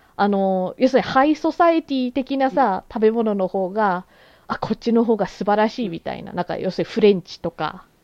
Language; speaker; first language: Japanese; native; Japanese